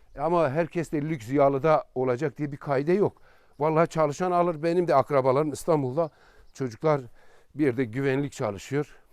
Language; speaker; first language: Turkish; native; Turkish